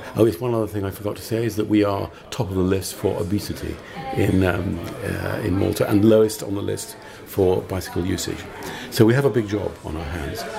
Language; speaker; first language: English; native; English